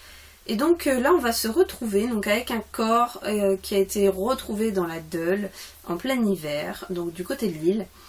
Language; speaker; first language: French; native; French